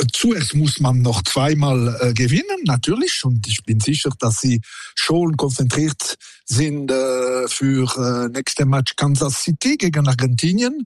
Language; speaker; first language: German; non-native, local second language; French